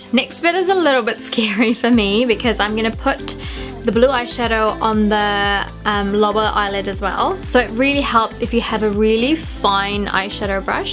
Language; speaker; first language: English; early bilingual, other home language; Sinhala